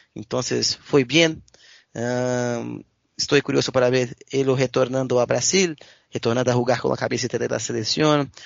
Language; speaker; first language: Spanish; non-native, learner; Portuguese